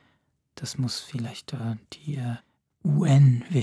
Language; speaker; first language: German; non-native, fluent; Arabic